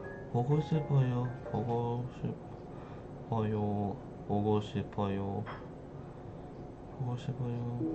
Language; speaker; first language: Korean; non-native, learner; English